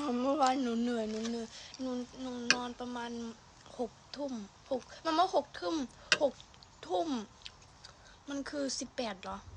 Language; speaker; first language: Thai; early bilingual, heritage; Thai